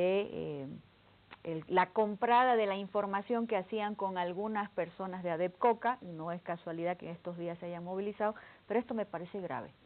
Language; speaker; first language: Spanish; native; Spanish